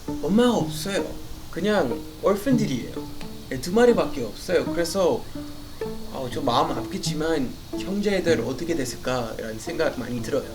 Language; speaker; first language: Korean; non-native, fluent; English